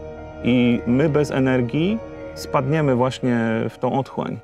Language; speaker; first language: Polish; native; Polish